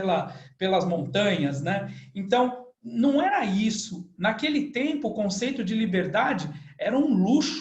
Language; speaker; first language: Portuguese; native; Portuguese